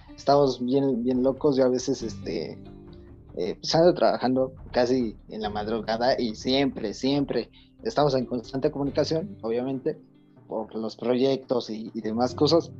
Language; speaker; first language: Spanish; native; Spanish